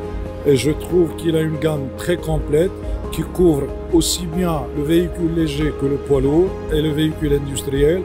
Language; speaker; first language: French; non-native, local second language; Arabic